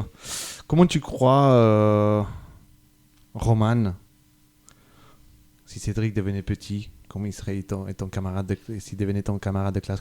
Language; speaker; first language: French; native; French